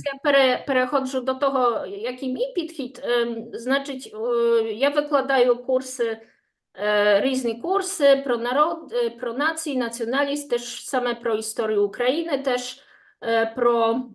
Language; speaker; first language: Ukrainian; non-native, fluent; Polish